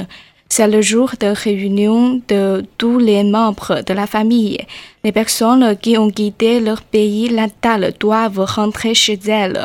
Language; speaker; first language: French; non-native, learner; Chinese